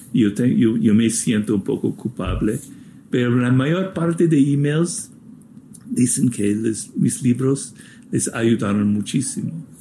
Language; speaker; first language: Spanish; non-native, fluent; English